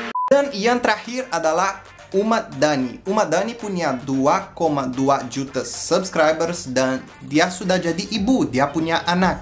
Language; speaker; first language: Indonesian; non-native, fluent; Portuguese